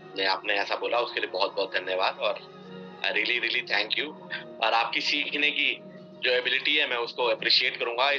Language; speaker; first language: Hindi; native; Hindi